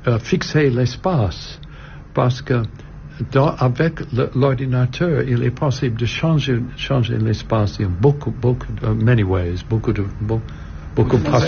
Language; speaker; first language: French; non-native, learner; English